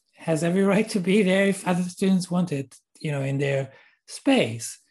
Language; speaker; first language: English; non-native, fluent; Hebrew